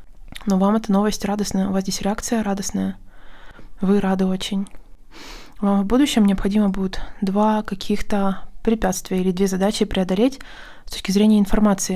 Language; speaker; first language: Russian; native; Russian